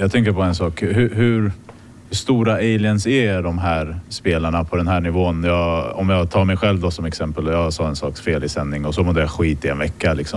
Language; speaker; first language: Swedish; native; Swedish